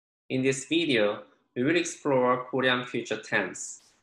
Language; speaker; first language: English; non-native, fluent; Korean